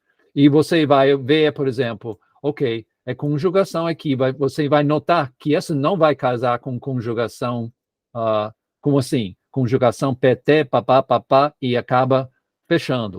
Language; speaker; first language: Portuguese; non-native, fluent; English